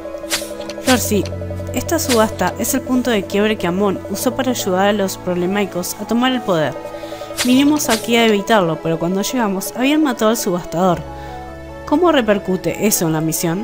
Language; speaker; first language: Spanish; native; Spanish